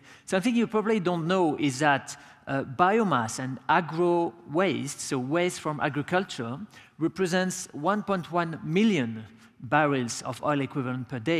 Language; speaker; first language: English; non-native, fluent; French